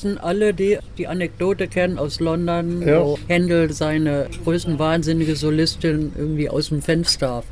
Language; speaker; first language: German; native; German